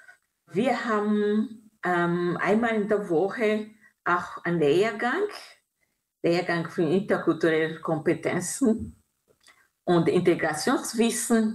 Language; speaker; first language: German; non-native, fluent; Kinyarwanda